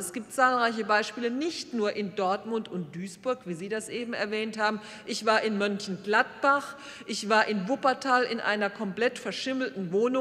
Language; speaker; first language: German; native; German